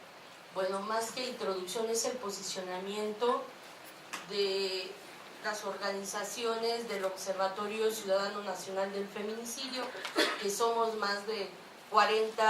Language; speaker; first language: Spanish; native; Spanish